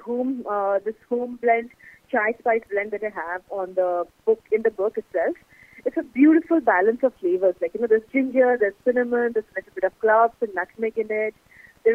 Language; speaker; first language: English; native; English